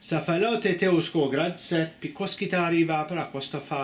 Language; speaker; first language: French; native; French